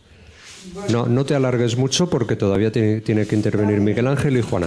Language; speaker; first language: Spanish; native; Spanish